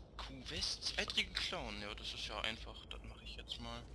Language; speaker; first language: German; native; German